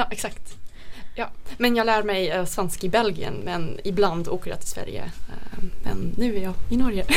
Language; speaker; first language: Swedish; non-native, fluent; Dutch